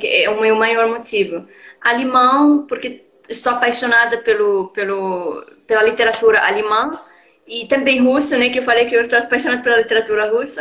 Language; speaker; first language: Portuguese; non-native, fluent; Arabic